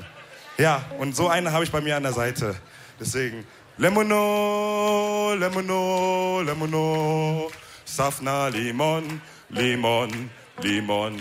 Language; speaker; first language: German; early bilingual, other home language; Wolof